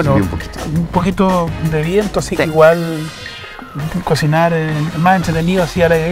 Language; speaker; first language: Spanish; native; Spanish